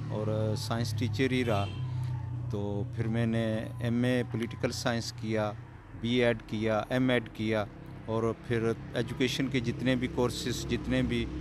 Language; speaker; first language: Urdu; non-native, local second language; Pahari-Potwari